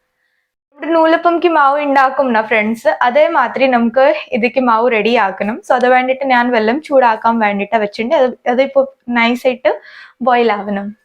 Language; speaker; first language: Malayalam; non-native, fluent; Hindi